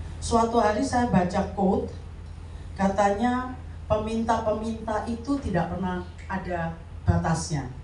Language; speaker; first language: Indonesian; native; Indonesian